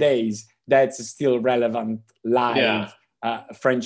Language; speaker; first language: English; non-native, fluent; Italian